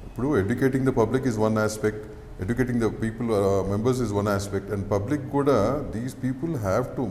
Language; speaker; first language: English; non-native, local second language; Telugu